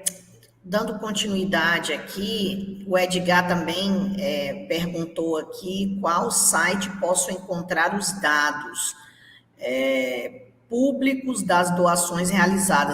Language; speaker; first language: Portuguese; native; Portuguese